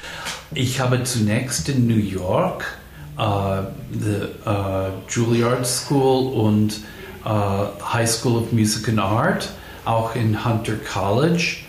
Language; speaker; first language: German; non-native, fluent; English